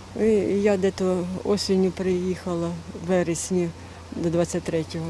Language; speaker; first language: Ukrainian; non-native, local second language; Russian